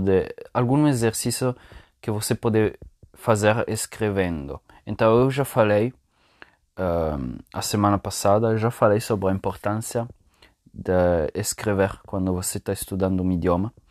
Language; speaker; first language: Portuguese; non-native, fluent; Italian